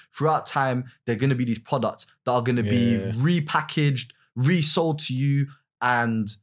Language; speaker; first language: English; native; English